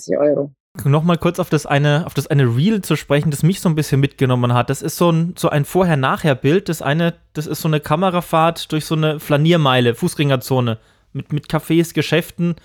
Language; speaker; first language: German; native; German